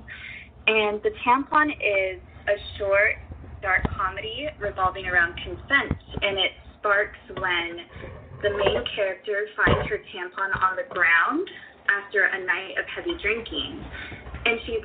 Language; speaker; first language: English; native; English